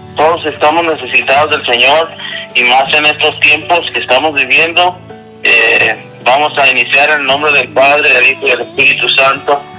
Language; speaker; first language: Spanish; native; Spanish